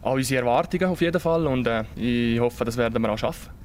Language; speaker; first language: German; native; German